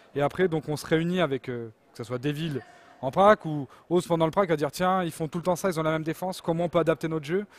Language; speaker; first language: French; native; French